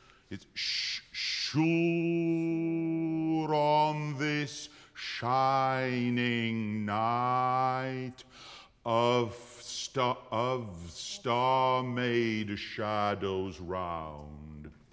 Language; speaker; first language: English; native; English